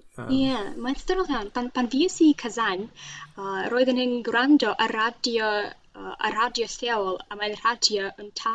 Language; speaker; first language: Welsh; non-native, learner; Russian